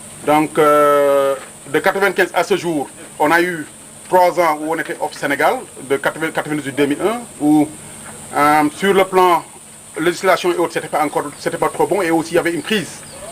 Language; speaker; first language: French; non-native, local second language; Wolof